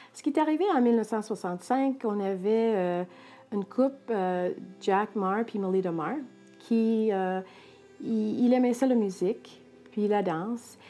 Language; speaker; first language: French; non-native, local second language; English